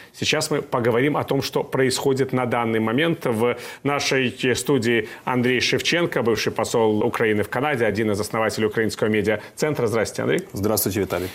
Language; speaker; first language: Russian; native; Russian